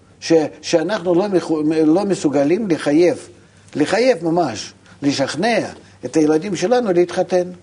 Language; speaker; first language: Hebrew; non-native, fluent; Russian